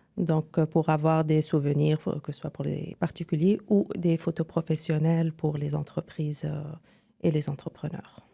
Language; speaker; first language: French; non-native, local second language; Arabic